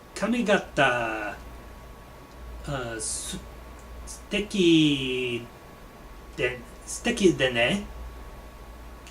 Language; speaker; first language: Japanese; non-native, learner; English